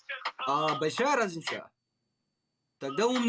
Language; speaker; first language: Russian; non-native, learner; Tajik